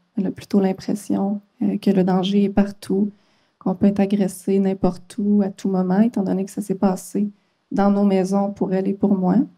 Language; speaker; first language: French; native; French